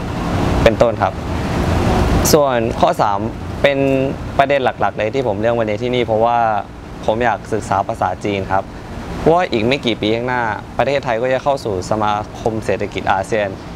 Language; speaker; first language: Thai; native; Thai